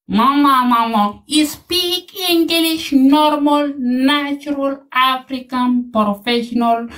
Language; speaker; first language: English; non-native, learner; Amharic